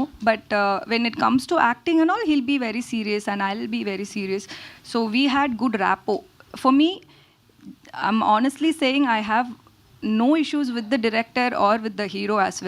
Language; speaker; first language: Telugu; non-native, learner; Tamil